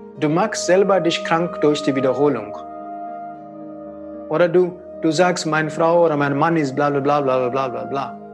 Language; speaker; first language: German; non-native, fluent; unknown